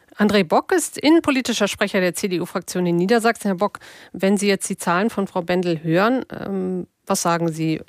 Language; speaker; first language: German; native; German